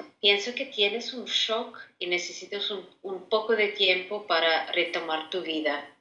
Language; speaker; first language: Spanish; non-native, fluent; Ukrainian